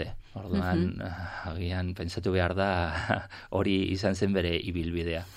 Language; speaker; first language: Basque; non-native, local second language; Spanish